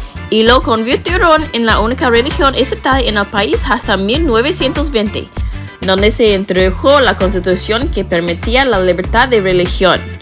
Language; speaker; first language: Spanish; non-native, learner; English